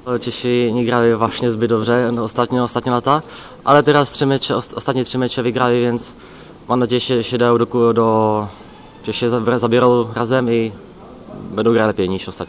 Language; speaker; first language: Polish; non-native, learner; Czech